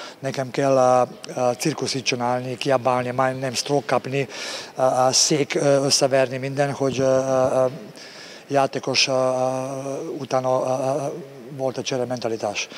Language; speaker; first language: Hungarian; non-native, learner; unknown